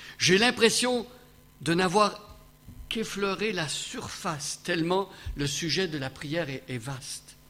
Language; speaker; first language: French; native; French